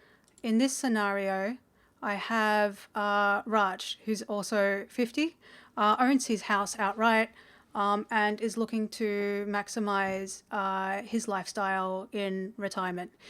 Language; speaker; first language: English; native; English